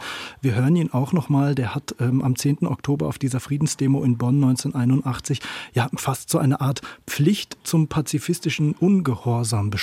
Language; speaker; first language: German; native; German